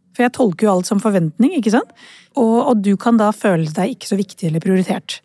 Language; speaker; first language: Norwegian; early bilingual, other home language; Urdu